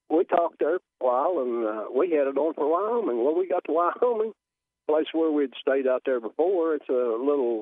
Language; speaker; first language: English; native; English